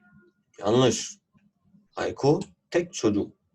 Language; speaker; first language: Turkish; non-native, fluent; Urdu